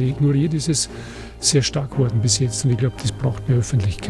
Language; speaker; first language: German; native; German